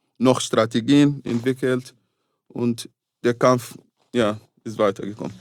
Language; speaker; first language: German; non-native, fluent; Arabic